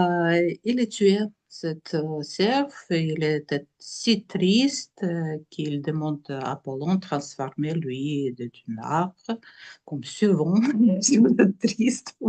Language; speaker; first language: French; non-native, learner; Russian